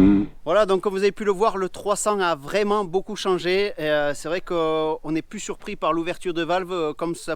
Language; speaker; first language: French; native; French